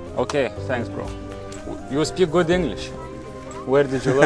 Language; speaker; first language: English; non-native, learner; Lithuanian